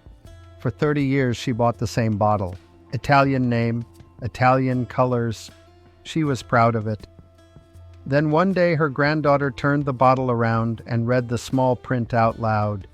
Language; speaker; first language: English; non-native, fluent; Italian